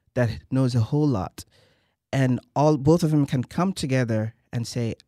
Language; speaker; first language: English; non-native, local second language; Igbo